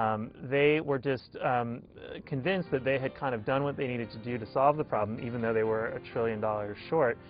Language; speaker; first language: English; native; English